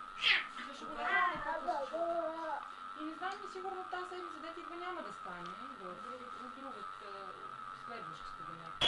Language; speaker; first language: Bulgarian; native; Bulgarian